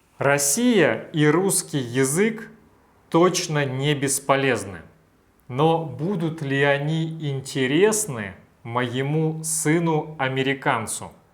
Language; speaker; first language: Russian; native; Russian